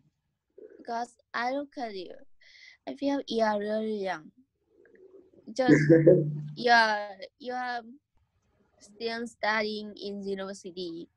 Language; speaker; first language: English; non-native, learner; Vietnamese